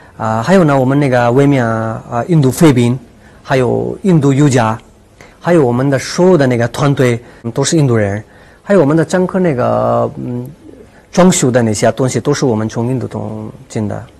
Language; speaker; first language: Chinese; non-native, fluent; Hindi